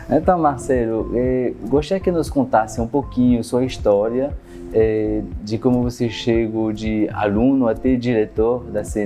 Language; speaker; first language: Portuguese; non-native, fluent; French